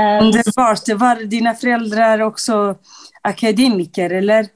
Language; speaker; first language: Swedish; non-native, fluent; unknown